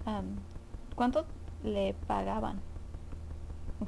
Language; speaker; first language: Spanish; early bilingual, heritage; Spanish